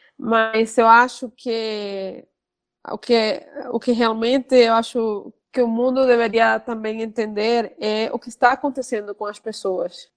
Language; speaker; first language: Portuguese; non-native, fluent; Spanish